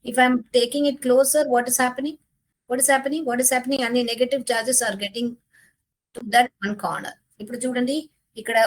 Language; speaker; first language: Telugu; non-native, learner; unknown